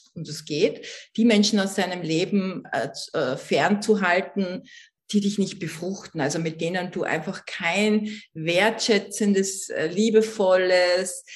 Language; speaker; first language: German; native; German